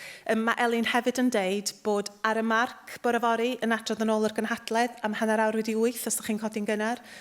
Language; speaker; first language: Welsh; native; Welsh